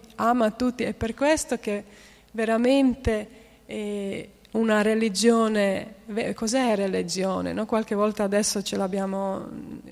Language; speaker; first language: Italian; non-native, fluent; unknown